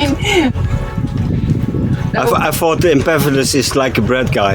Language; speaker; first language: English; non-native, fluent; Dutch